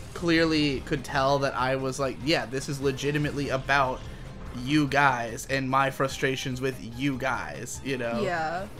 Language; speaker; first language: English; native; English